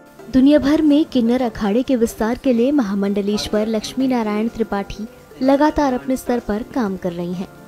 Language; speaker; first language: Hindi; native; Hindi